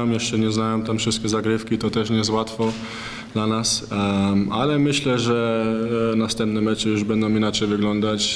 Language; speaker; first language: Polish; non-native, learner; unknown